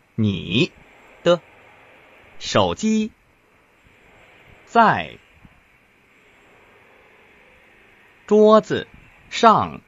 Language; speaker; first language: Chinese; non-native, learner; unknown